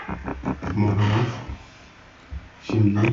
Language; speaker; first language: Turkish; non-native, learner; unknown